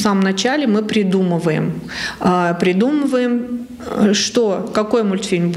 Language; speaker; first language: Russian; native; Russian